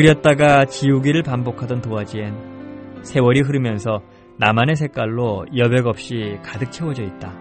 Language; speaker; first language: Korean; native; Korean